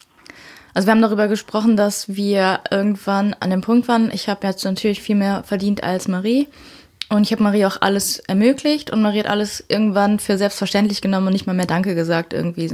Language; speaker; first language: German; native; German